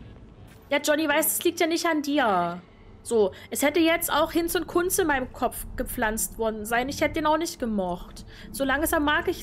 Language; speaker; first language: German; native; German